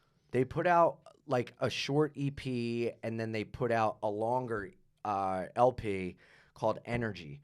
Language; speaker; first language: English; native; English